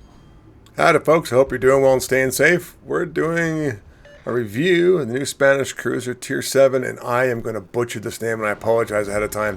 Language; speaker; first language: English; native; English